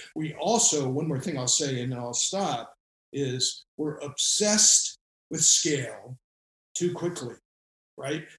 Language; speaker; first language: English; native; English